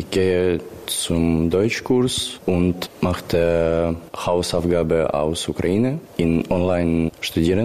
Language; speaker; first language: German; non-native, learner; Ukrainian